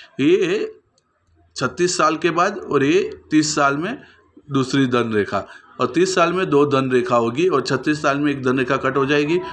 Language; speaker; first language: Hindi; non-native, local second language; Gujarati